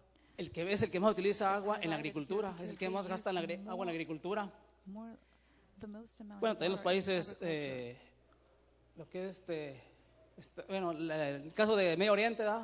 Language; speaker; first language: Spanish; native; Spanish